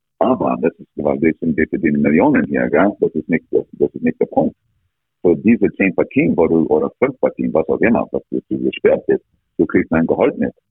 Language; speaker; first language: German; non-native, fluent; English